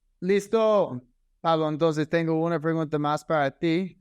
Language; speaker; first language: Spanish; non-native, fluent; English